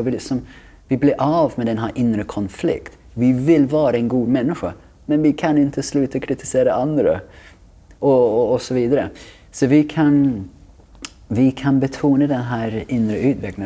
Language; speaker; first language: Swedish; non-native, fluent; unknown